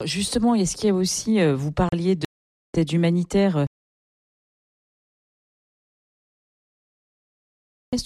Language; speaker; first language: French; native; French